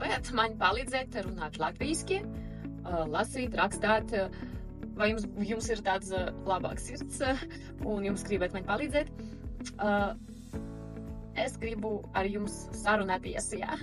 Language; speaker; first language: Latvian; early bilingual, heritage; Russian